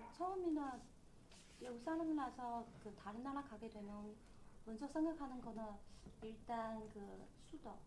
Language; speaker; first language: Korean; non-native, learner; Chinese